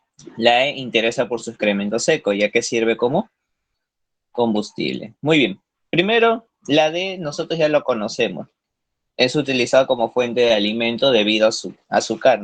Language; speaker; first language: Spanish; native; Spanish